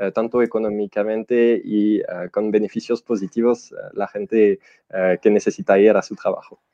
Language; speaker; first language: Spanish; non-native, fluent; French